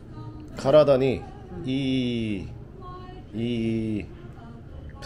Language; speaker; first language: Japanese; non-native, learner; Korean